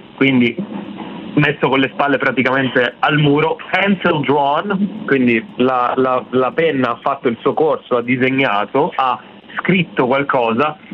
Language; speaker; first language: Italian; native; Italian